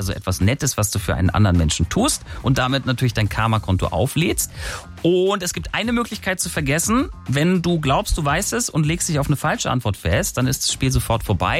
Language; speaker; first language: German; native; German